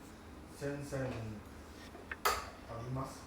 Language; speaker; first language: Japanese; non-native, learner; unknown